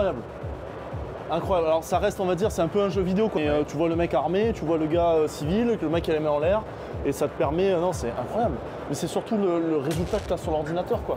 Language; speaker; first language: French; native; French